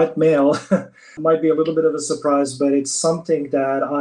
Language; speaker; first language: English; non-native, fluent; Dutch